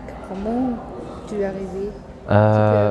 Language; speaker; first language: French; non-native, fluent; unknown